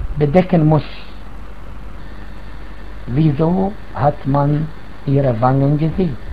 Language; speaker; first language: German; non-native, fluent; Arabic